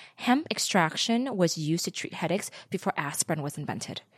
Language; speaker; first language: English; early bilingual, other home language; Vietnamese